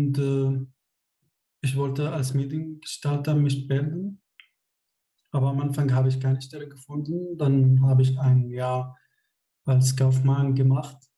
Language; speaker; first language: German; non-native, fluent; Arabic